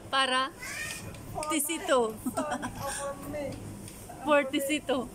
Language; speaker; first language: Spanish; non-native, learner; Filipino